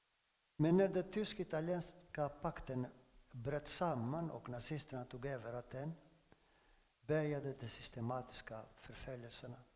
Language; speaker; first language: Swedish; non-native, fluent; Greek